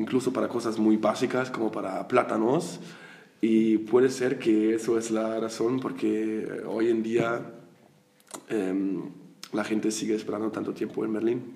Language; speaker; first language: Spanish; non-native, fluent; German